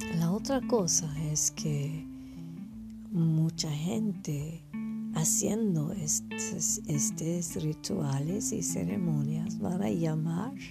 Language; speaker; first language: Spanish; non-native, fluent; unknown